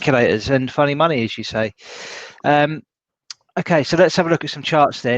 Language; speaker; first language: English; native; English